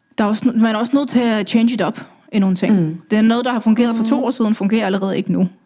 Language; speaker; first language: Danish; early bilingual, other home language; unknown